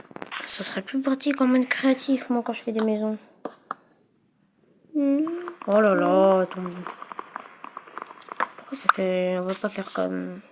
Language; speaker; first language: French; native; French